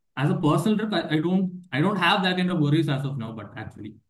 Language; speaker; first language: English; non-native, local second language; Malayalam